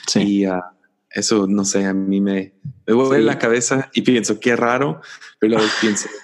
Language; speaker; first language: Spanish; native; Spanish